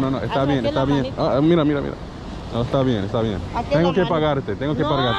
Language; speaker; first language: Spanish; non-native, learner; English